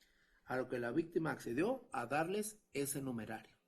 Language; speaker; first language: Spanish; native; Spanish